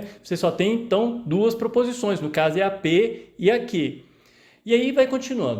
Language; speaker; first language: Portuguese; native; Portuguese